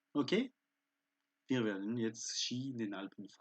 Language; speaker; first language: German; non-native, fluent; French